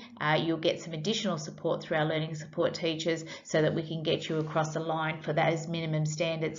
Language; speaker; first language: English; native; English